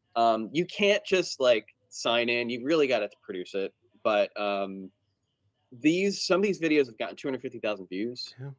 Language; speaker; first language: English; native; English